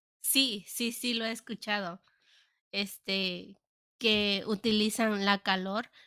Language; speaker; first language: Spanish; native; Spanish